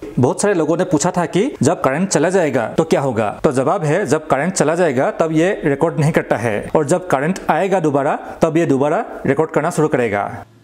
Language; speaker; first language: Hindi; non-native, local second language; Assamese